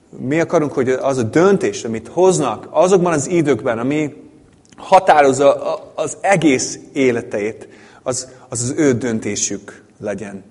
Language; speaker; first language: Hungarian; native; Hungarian